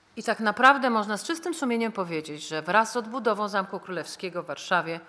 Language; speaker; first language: Polish; native; Polish